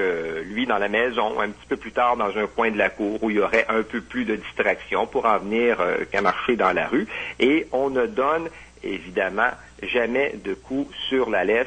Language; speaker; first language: French; native; French